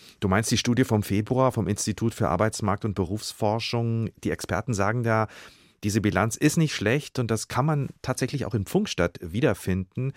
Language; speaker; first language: German; native; German